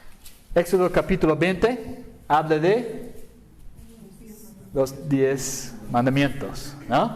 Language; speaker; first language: Spanish; non-native, fluent; English